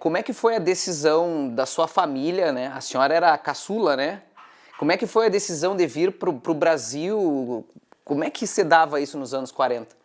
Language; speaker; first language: Portuguese; native; Portuguese